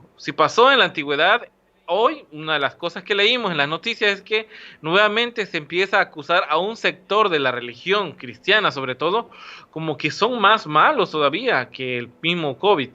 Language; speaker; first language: Spanish; native; Spanish